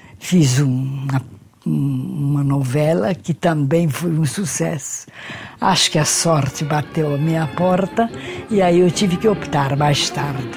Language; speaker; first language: Portuguese; early bilingual, other home language; Hungarian